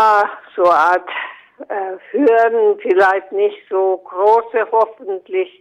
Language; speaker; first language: German; non-native, fluent; Finnish